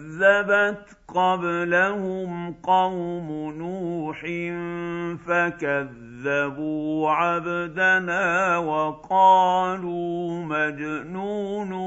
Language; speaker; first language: Arabic; native; Arabic